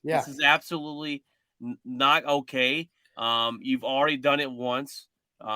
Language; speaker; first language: English; native; English